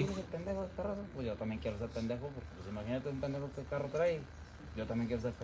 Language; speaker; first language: Spanish; native; Spanish